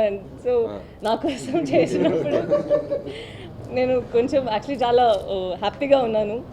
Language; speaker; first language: Telugu; non-native, local second language; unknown